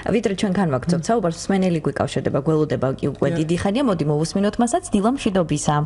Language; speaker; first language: Georgian; native; Georgian